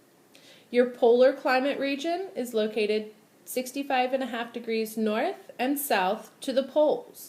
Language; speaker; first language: English; native; English